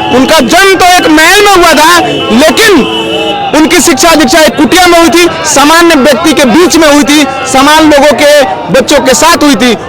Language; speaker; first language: Hindi; native; Hindi